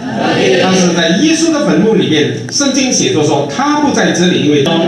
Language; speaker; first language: Chinese; early bilingual, heritage; Chinese